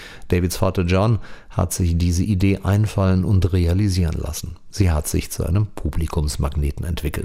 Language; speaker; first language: German; native; German